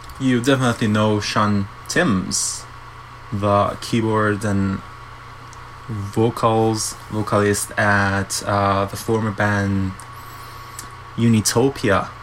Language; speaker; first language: English; non-native, fluent; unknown